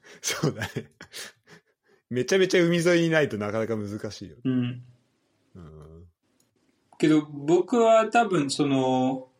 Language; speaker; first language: Japanese; non-native, fluent; French